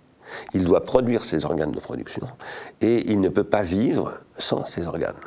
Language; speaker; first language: French; native; French